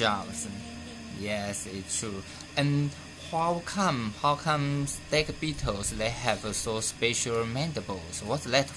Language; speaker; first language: English; non-native, fluent; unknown